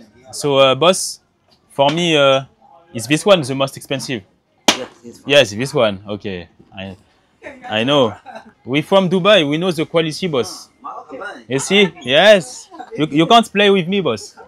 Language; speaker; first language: English; non-native, learner; French